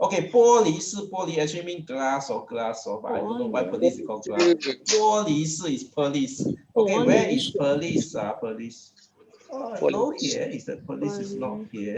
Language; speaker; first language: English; non-native, local second language; Chinese